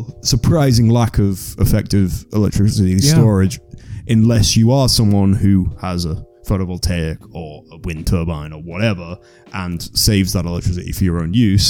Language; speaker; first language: English; native; English